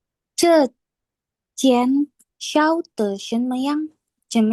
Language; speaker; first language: Chinese; non-native, learner; Indonesian